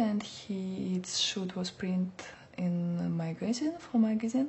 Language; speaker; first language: English; non-native, learner; Russian